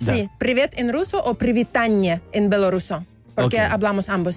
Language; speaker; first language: Spanish; non-native, learner; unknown